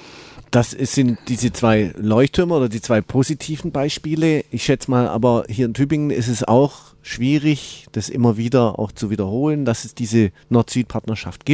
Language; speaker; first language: German; native; German